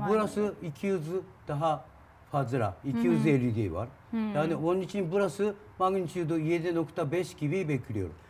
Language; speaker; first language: Turkish; non-native, learner; Japanese